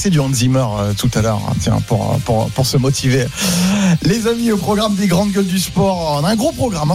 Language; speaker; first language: French; native; French